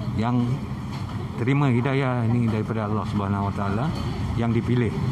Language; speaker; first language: Malay; non-native, local second language; Tamil